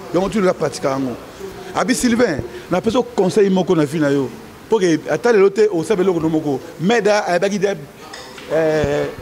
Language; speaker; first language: Lingala; non-native, local second language; Luba-Lulua